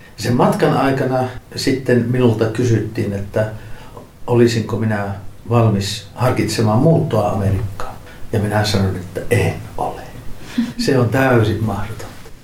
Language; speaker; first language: Finnish; native; Finnish